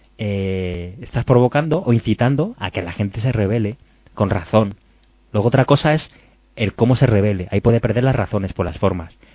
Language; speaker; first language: Spanish; native; Spanish